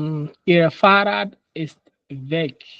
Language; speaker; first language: German; non-native, learner; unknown